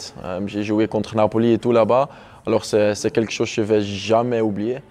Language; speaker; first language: French; non-native, local second language; Dutch